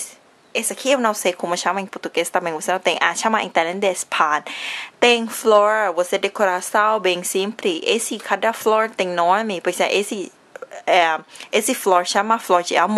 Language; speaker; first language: Portuguese; non-native, learner; Thai